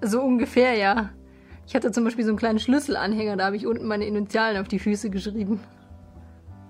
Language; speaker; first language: German; native; German